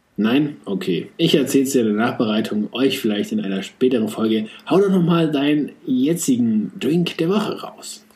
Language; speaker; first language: German; native; German